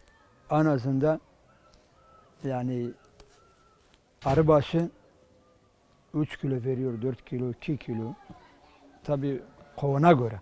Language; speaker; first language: Turkish; non-native, local second language; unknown